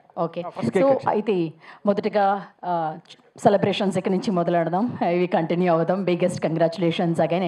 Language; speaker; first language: Telugu; native; Telugu